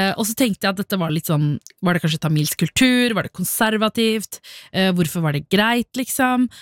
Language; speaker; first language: Norwegian; early bilingual, other home language; Tamil